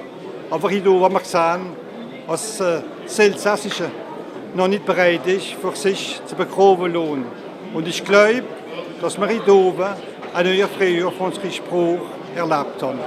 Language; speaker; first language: German; non-native, local second language; Swiss German